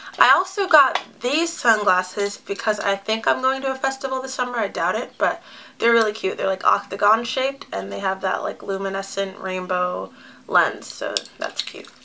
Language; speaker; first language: English; native; English